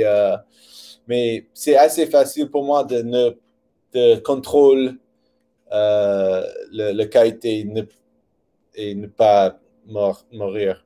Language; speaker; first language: French; non-native, learner; English